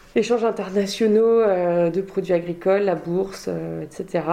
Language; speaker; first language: French; native; French